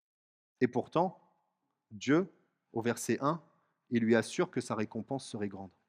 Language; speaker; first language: French; native; French